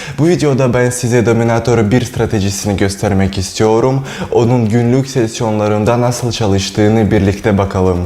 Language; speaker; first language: Turkish; non-native, learner; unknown